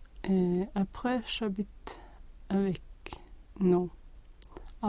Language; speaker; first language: French; non-native, learner; Swedish